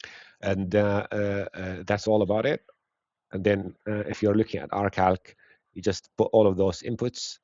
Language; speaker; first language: English; non-native, fluent; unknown